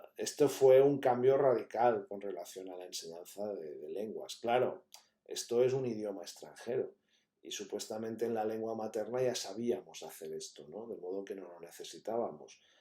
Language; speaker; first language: Spanish; non-native, local second language; Catalan